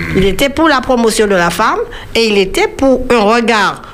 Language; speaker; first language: French; native; French